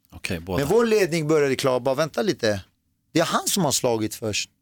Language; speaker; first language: Swedish; early bilingual, other home language; Persian